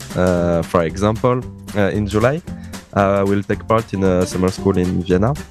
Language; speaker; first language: English; non-native, fluent; French